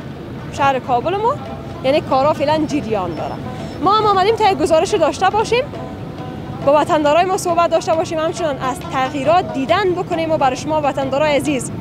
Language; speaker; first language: Persian; native; Persian